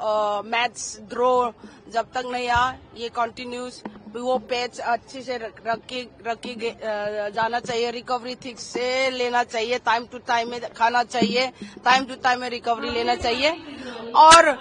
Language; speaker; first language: Hindi; non-native, local second language; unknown